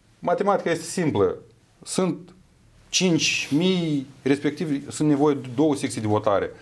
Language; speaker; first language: Romanian; native; Romanian